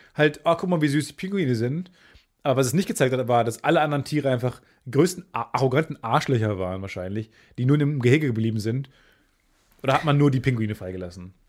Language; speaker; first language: German; native; German